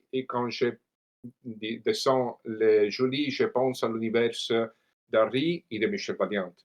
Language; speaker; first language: French; non-native, learner; Italian